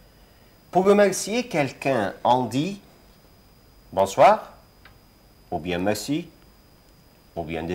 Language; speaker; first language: French; non-native, fluent; Arabic